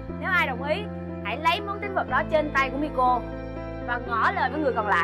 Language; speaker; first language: Vietnamese; native; Vietnamese